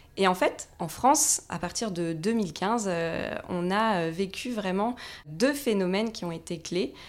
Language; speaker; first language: French; native; French